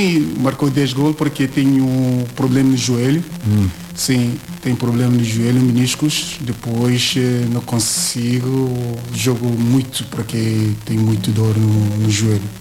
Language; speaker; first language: Portuguese; non-native, learner; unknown